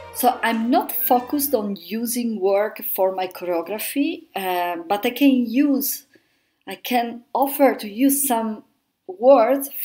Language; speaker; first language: English; non-native, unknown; Italian